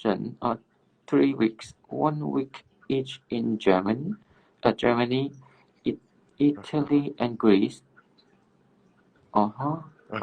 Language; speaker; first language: English; non-native, learner; Cantonese